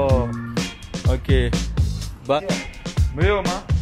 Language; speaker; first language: Chinese; non-native, learner; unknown